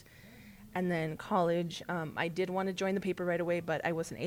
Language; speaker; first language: English; early bilingual, other home language; Spanish